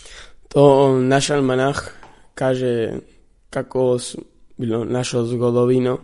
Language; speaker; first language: Slovenian; early bilingual, heritage; Slovenian